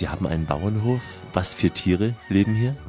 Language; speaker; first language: German; native; German